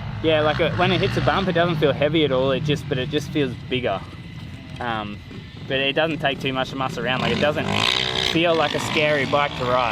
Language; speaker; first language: English; native; English